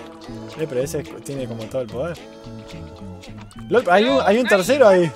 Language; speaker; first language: Spanish; native; Spanish